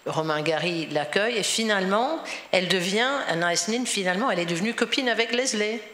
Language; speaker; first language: French; non-native, fluent; English